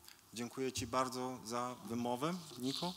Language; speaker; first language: Polish; early bilingual, heritage; Polish